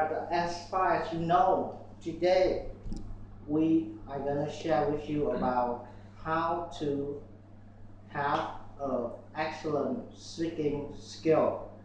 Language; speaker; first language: English; non-native, learner; Vietnamese